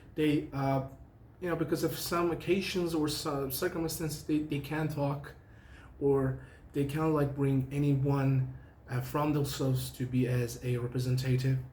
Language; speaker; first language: English; non-native, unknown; Persian